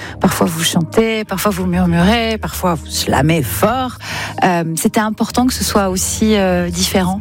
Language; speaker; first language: French; native; French